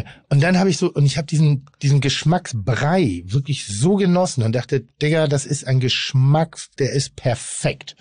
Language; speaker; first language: German; native; German